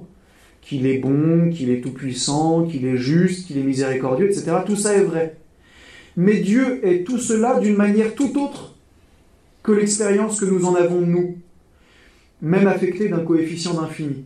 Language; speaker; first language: French; native; French